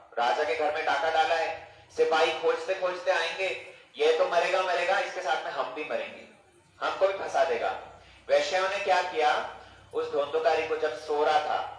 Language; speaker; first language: Hindi; non-native, fluent; English